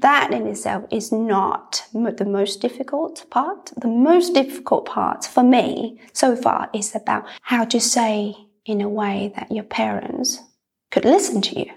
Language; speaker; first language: English; non-native, fluent; Vietnamese